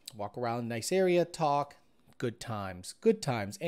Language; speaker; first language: English; native; English